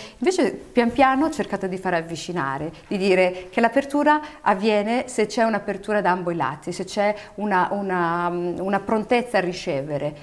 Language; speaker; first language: Italian; early bilingual, other home language; Arabic